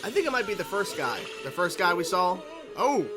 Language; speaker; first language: English; native; English